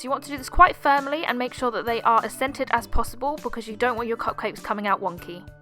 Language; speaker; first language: English; native; English